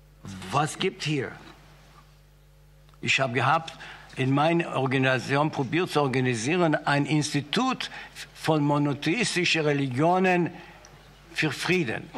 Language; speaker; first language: German; non-native, fluent; Yiddish